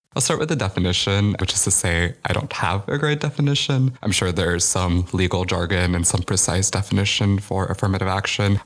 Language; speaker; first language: English; native; English